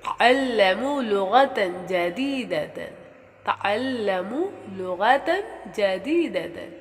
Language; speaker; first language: Arabic; non-native, fluent; Urdu